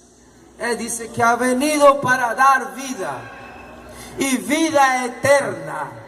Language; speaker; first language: Portuguese; non-native, learner; Spanish